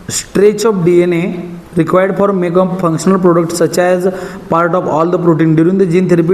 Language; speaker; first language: English; non-native, local second language; Marathi